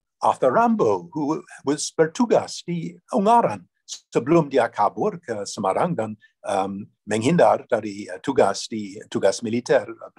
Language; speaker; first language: Indonesian; non-native, fluent; English